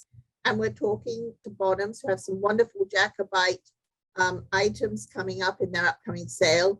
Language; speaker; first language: English; native; English